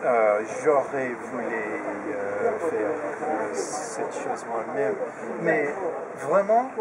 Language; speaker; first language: French; non-native, fluent; English